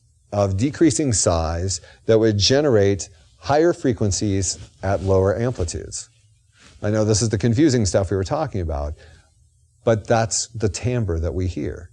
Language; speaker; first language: English; native; English